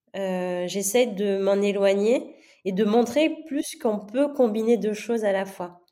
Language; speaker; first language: French; non-native, local second language; Gujarati